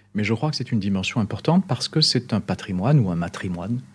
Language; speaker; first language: French; non-native, local second language; Arabic